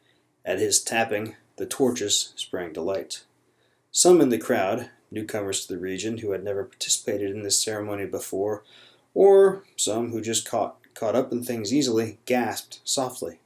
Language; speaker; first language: English; native; English